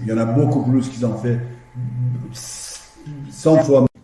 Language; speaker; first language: French; non-native, fluent; Persian